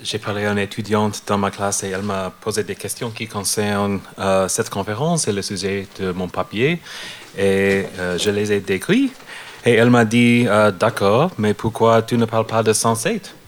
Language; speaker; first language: French; non-native, learner; English